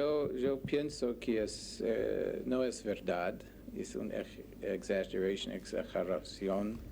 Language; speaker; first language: Spanish; non-native, learner; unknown